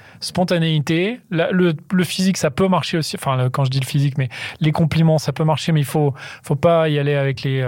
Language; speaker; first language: French; native; French